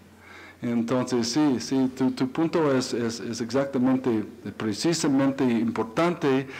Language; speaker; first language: Spanish; non-native, learner; English